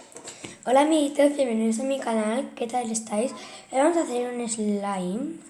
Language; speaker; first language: Spanish; native; Spanish